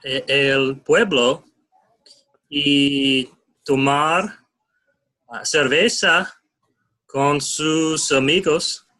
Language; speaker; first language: Spanish; non-native, learner; English